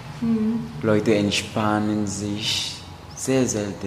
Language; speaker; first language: German; non-native, learner; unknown